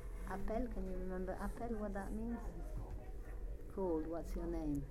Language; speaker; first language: English; native; English